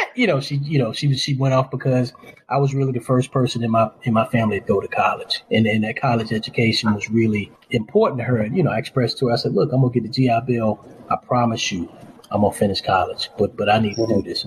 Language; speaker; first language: English; native; English